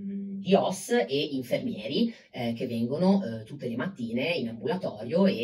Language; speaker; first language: Italian; native; Italian